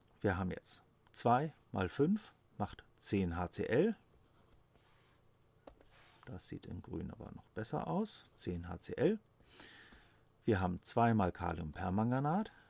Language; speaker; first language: German; native; German